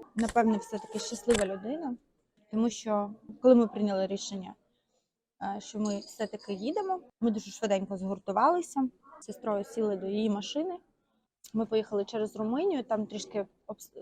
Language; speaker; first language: Ukrainian; native; Ukrainian